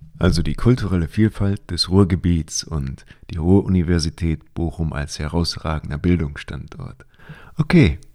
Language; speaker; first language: German; native; German